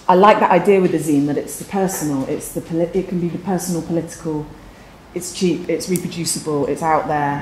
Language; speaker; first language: English; native; English